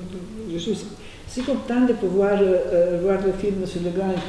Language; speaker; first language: French; non-native, fluent; Italian